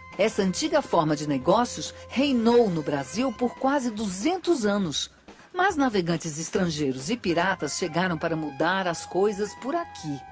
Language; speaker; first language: Portuguese; native; Portuguese